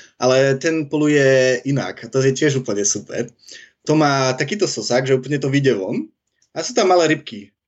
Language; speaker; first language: Slovak; early bilingual, heritage; Dutch